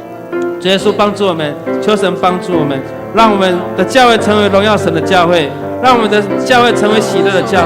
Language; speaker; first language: Chinese; native; Chinese